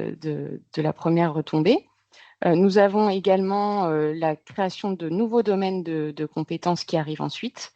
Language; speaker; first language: French; native; French